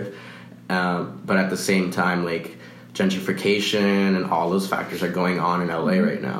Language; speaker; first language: English; early bilingual, other home language; Spanish